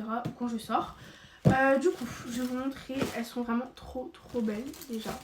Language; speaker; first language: French; native; French